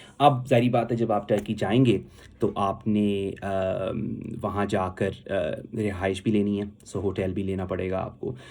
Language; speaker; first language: Urdu; non-native, local second language; Punjabi